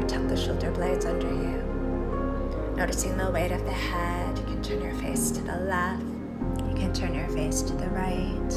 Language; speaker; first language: English; native; English